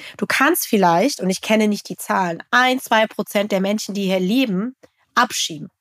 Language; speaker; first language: German; native; German